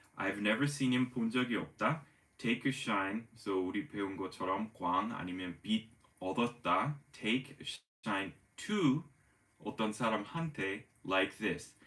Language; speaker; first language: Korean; non-native, fluent; English